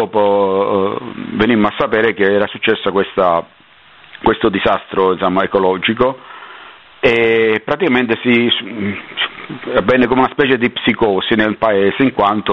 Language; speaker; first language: Italian; native; Italian